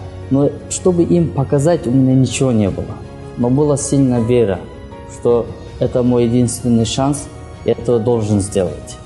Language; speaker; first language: Russian; non-native, learner; Kyrgyz